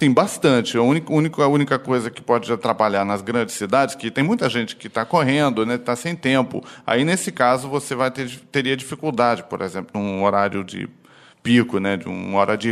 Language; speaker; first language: Portuguese; non-native, fluent; Russian